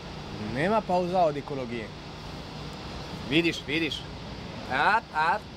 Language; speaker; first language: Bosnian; non-native, learner; French